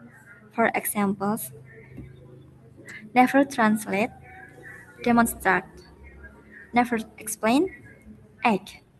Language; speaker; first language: English; non-native, learner; Indonesian